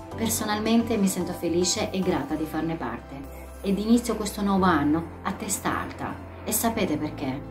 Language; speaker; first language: Italian; non-native, fluent; Albanian